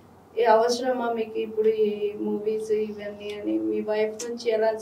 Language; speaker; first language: Telugu; native; Telugu